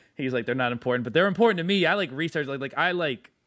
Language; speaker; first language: English; native; English